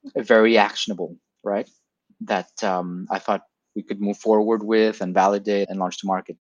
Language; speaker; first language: English; non-native, fluent; Spanish